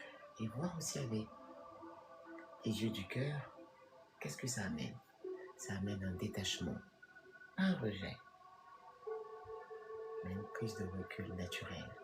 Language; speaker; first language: French; native; French